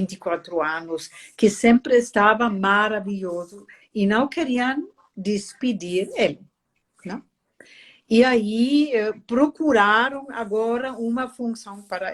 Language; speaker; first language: Portuguese; non-native, fluent; German